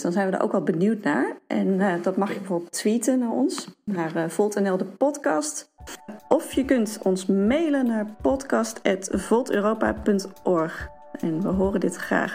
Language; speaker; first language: Dutch; native; Dutch